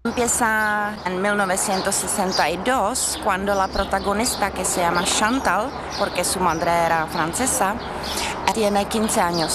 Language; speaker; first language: Spanish; non-native, fluent; Czech